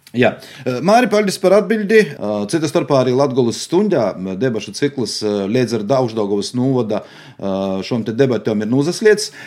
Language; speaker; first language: Latvian; native; Latvian